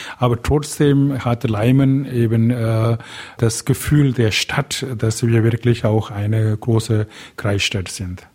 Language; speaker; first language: German; non-native, fluent; Tamil